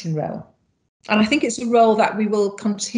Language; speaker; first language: English; native; English